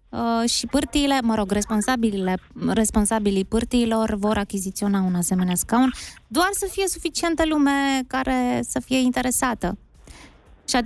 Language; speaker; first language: Romanian; native; Romanian